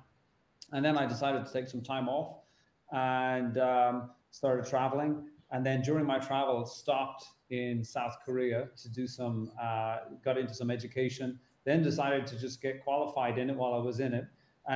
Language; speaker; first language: English; native; English